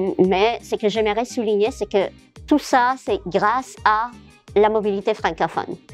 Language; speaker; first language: French; non-native, fluent; Spanish